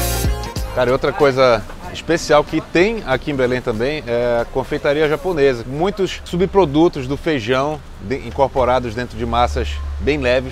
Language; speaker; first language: Portuguese; native; Portuguese